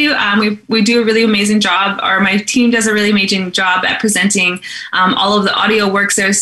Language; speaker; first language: English; native; English